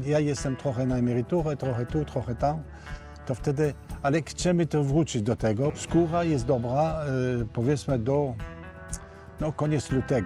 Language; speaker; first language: Polish; early bilingual, heritage; Polish